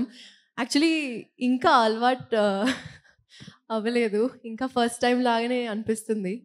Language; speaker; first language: Telugu; non-native, local second language; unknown